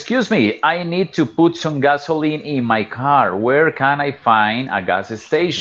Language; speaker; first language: English; non-native, fluent; Spanish